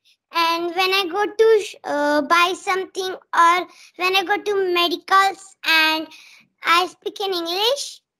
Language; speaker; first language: English; non-native, learner; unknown